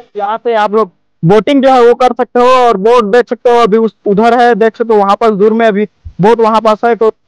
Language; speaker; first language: Hindi; native; Hindi